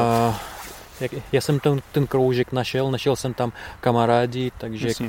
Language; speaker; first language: Czech; non-native, fluent; Russian